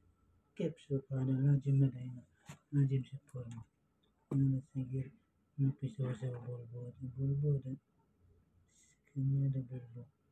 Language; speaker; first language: Arabic; non-native, learner; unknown